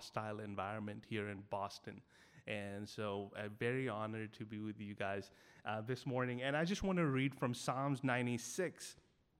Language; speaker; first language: English; non-native, local second language; Hindi